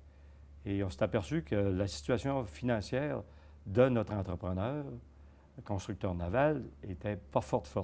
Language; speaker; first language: French; native; French